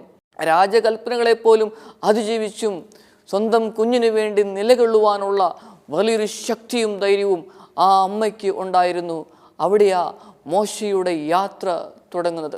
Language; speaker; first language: Malayalam; native; Malayalam